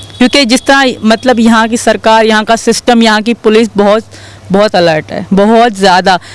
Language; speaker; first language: Urdu; non-native, local second language; Sindhi